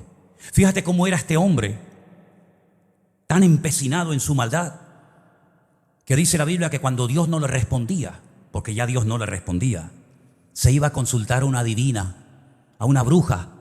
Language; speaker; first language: Spanish; native; Spanish